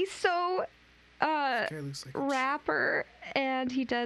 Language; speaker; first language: English; native; English